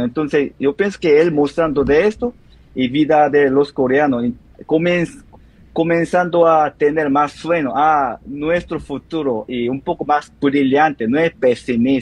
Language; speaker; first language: Spanish; non-native, learner; Korean